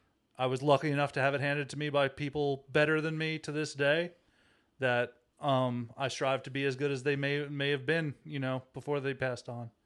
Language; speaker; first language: English; native; English